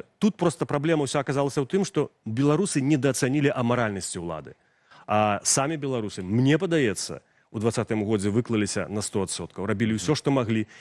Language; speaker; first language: Belarusian; non-native, local second language; Russian